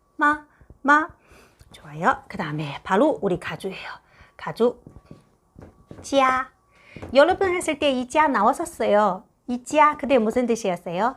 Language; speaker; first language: Korean; non-native, fluent; Chinese